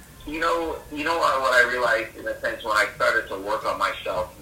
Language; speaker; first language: English; native; English